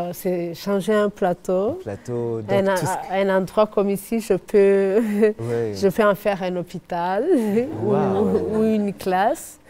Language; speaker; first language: French; non-native, fluent; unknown